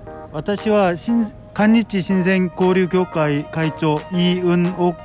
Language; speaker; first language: Japanese; non-native, learner; Korean